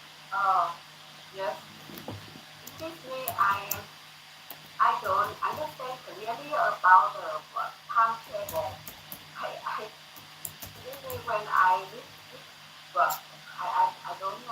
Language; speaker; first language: English; non-native, learner; Thai